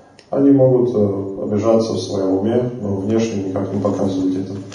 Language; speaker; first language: Russian; native; Russian